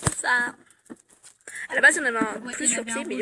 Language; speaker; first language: French; native; French